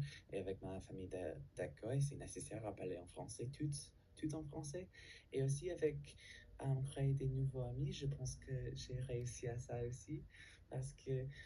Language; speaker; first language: French; non-native, learner; English